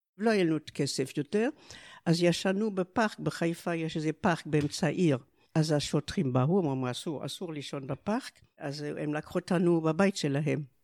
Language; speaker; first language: Hebrew; non-native, fluent; French